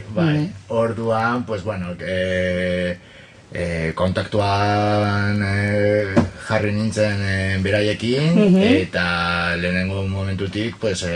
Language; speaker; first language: Basque; non-native, local second language; Spanish